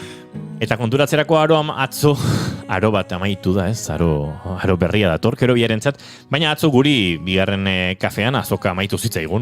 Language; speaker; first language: Basque; native; Basque